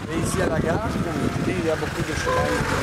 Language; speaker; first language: French; non-native, learner; Spanish